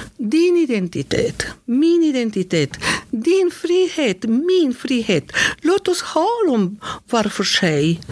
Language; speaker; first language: Swedish; non-native, fluent; Spanish